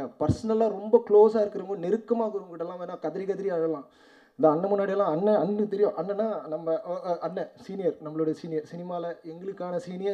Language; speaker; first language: Tamil; native; Tamil